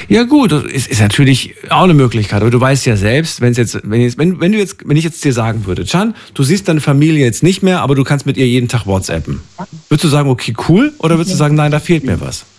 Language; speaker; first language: German; native; German